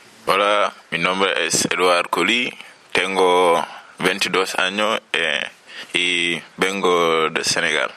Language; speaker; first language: Spanish; non-native, learner; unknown